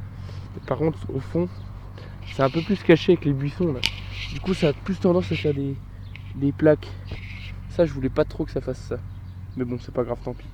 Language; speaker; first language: French; native; French